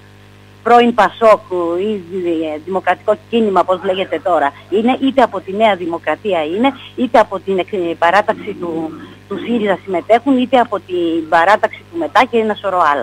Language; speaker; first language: Greek; native; Greek